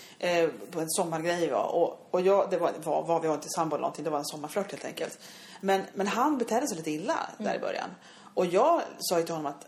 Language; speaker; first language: Swedish; native; Swedish